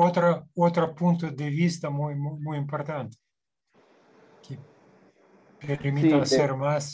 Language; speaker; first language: Spanish; non-native, fluent; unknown